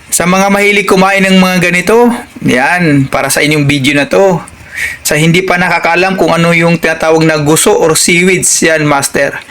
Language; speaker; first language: Filipino; non-native, local second language; Cebuano